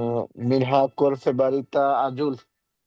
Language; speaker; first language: Portuguese; non-native, learner; Bangla